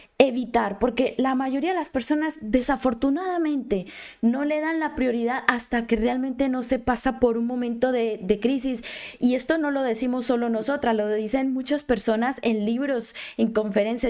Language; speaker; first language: Spanish; native; Spanish